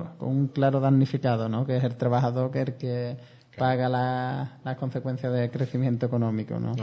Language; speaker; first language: Spanish; native; Spanish